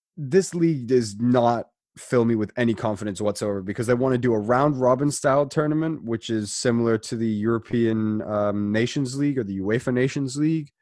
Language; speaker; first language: English; non-native, fluent; German